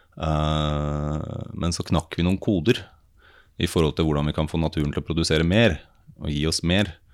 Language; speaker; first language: Norwegian; native; Norwegian